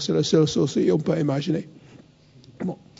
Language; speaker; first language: French; non-native, fluent; English